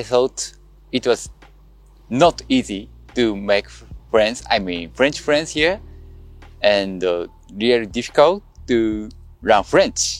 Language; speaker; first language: English; non-native, learner; Japanese